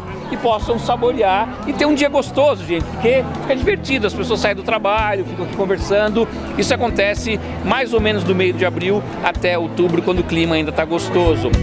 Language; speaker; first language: Portuguese; native; Portuguese